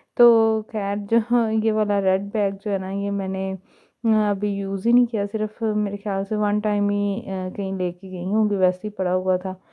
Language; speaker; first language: Urdu; native; Urdu